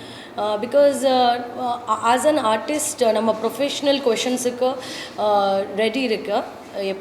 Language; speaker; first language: Tamil; non-native, learner; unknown